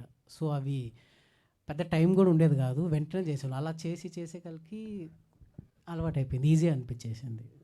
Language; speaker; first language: Telugu; native; Telugu